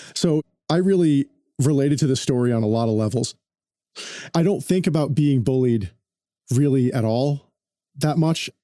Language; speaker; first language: English; native; English